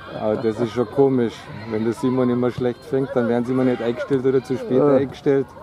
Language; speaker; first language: German; native; German